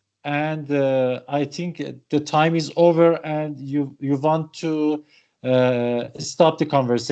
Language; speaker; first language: English; non-native, learner; Persian